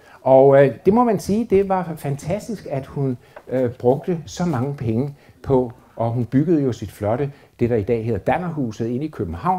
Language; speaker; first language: Danish; native; Danish